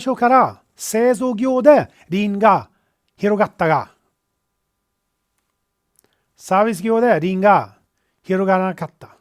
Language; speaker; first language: Japanese; non-native, fluent; Swedish